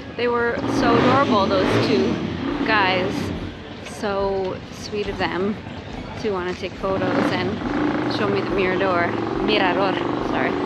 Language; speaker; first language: English; native; English